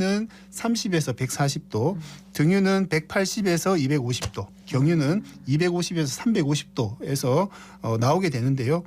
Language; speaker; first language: Korean; native; Korean